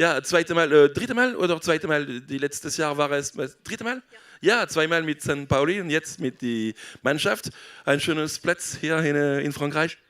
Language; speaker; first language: German; non-native, learner; French